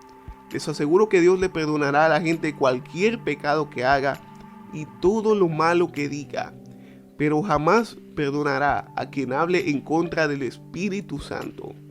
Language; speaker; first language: Spanish; native; Spanish